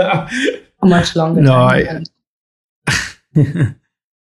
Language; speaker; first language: English; non-native, local second language; Marathi